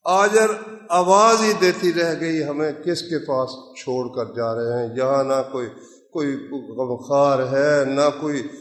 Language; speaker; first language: Urdu; non-native, local second language; Punjabi